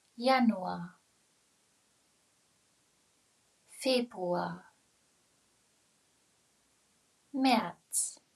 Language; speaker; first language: German; non-native, fluent; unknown